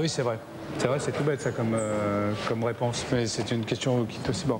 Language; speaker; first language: French; native; French